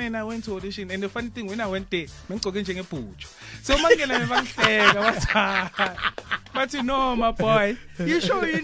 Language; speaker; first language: English; non-native, local second language; Zulu